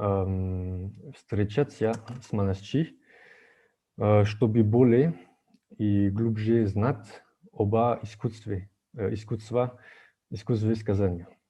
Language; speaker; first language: Russian; non-native, fluent; French